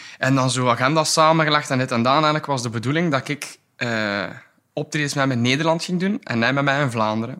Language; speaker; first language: Dutch; native; Dutch